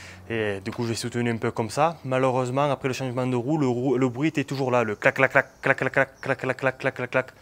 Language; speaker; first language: French; native; French